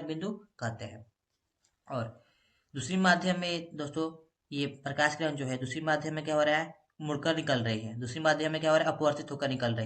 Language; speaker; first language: Hindi; native; Hindi